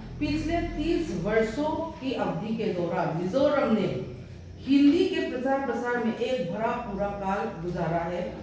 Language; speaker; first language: Hindi; non-native, local second language; Mizo